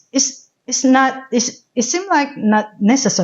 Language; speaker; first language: English; non-native, learner; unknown